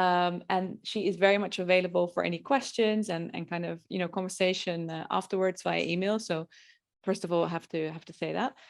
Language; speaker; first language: English; non-native, fluent; Dutch